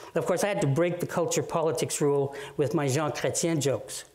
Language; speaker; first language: English; native; English